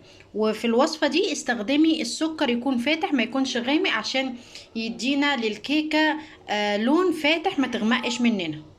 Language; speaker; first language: Arabic; native; Arabic